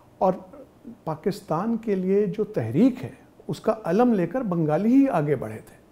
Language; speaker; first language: Urdu; native; Urdu